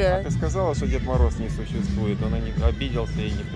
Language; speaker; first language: Russian; native; Russian